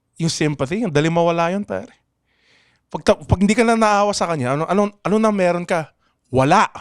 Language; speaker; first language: Filipino; native; Filipino